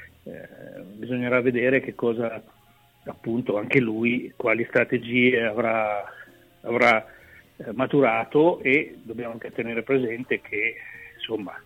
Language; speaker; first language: Italian; native; Italian